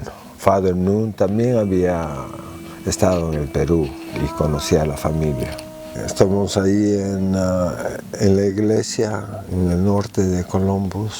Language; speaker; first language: Spanish; early bilingual, heritage; Spanish